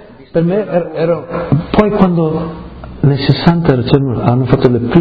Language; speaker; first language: Italian; early bilingual, heritage; Friulian